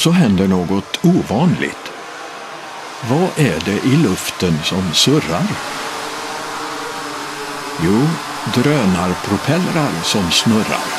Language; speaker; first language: Swedish; native; Swedish